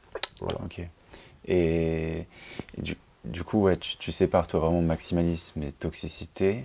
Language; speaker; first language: French; native; French